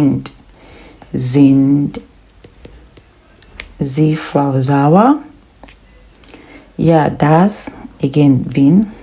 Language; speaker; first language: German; non-native, learner; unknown